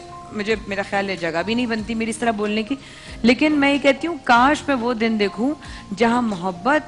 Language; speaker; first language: Urdu; native; Urdu